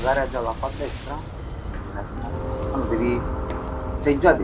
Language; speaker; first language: Italian; native; Italian